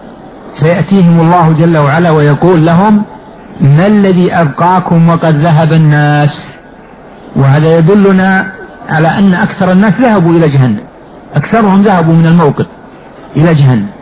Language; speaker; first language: Arabic; native; Arabic